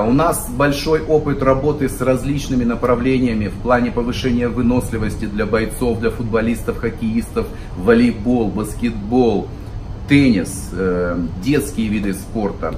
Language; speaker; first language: Russian; native; Russian